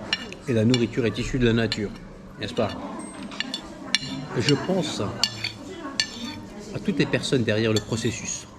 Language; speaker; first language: French; native; French